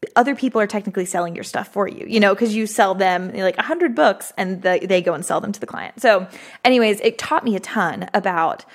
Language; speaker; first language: English; native; English